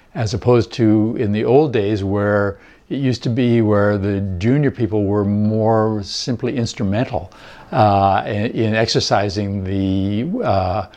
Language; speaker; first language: English; native; English